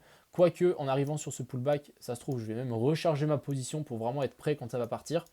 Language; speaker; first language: French; native; French